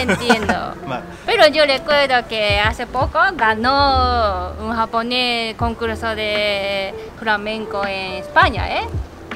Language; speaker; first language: Spanish; non-native, learner; Japanese